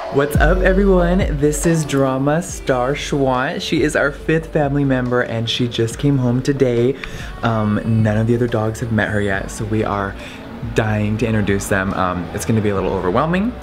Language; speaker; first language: English; native; English